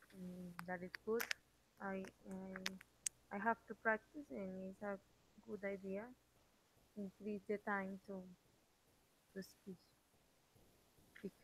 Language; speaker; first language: English; non-native, learner; Spanish